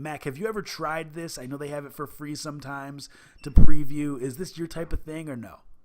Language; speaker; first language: English; native; English